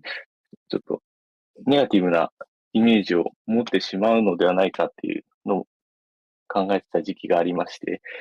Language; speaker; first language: Japanese; native; Japanese